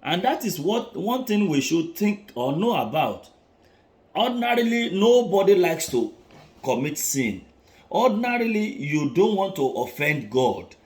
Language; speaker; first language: English; non-native, local second language; Yoruba